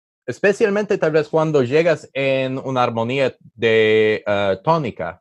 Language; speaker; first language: Spanish; non-native, learner; English